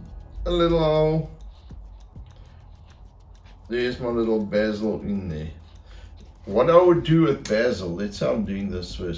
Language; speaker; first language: English; native; English